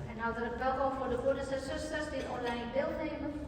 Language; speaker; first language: Dutch; non-native, fluent; Indonesian